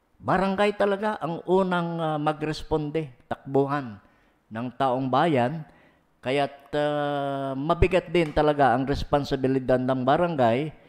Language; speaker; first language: Filipino; non-native, local second language; Pangasinan